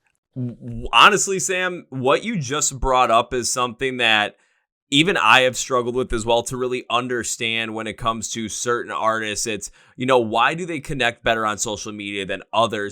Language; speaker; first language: English; native; English